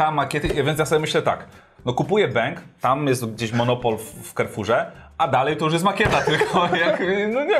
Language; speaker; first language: Polish; native; Polish